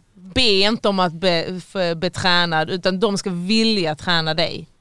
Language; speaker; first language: Swedish; native; Swedish